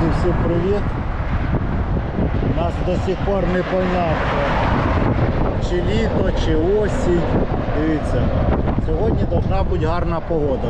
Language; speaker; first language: Ukrainian; native; Ukrainian